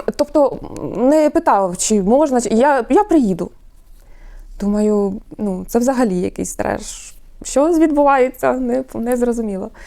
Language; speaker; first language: Ukrainian; non-native, local second language; Russian